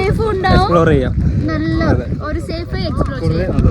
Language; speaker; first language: Malayalam; non-native, local second language; Kannada